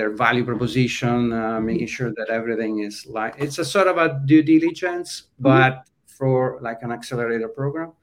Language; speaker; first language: English; non-native, fluent; Italian